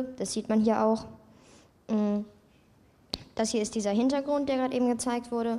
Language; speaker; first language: German; native; German